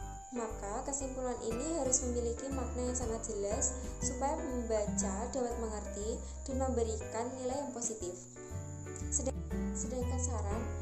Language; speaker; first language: Indonesian; native; Indonesian